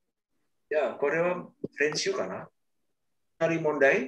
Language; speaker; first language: Japanese; non-native, learner; Indonesian